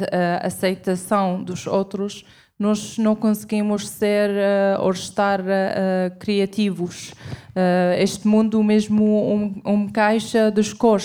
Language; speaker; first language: Portuguese; non-native, fluent; Arabic